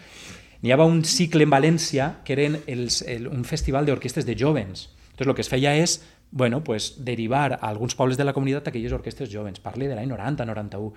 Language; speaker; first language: Catalan; native; Catalan